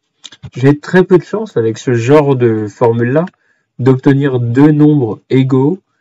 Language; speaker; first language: French; native; French